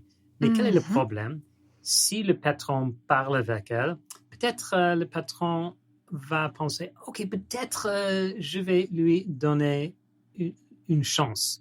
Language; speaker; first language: French; non-native, learner; English